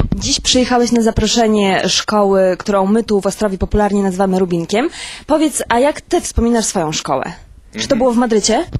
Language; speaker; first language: Polish; native; Polish